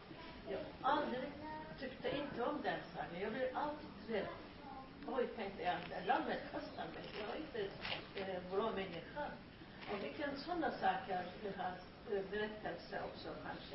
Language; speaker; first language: Swedish; non-native, learner; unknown